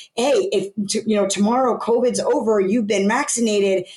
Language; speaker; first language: English; native; English